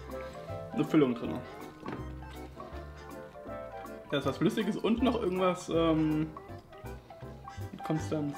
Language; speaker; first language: German; native; German